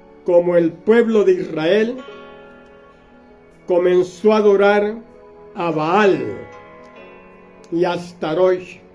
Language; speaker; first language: Spanish; native; Spanish